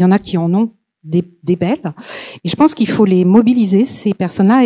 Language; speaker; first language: French; native; French